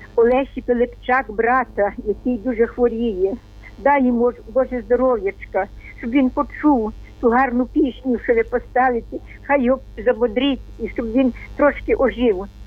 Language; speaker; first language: Ukrainian; native; Ukrainian